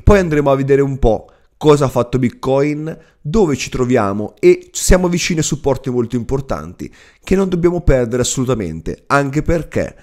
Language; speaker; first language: Italian; native; Italian